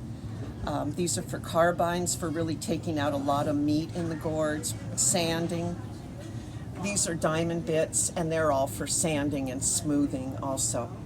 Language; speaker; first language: English; native; English